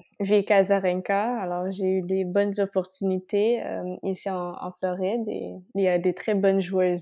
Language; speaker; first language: French; non-native, local second language; Spanish